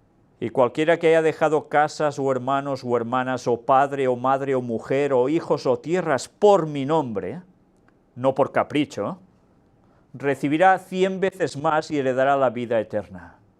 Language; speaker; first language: Spanish; native; Spanish